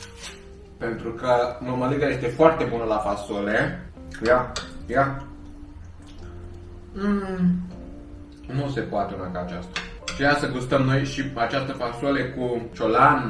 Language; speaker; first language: Romanian; native; Romanian